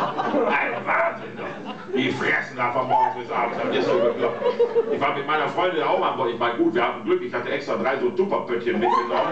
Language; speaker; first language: German; native; German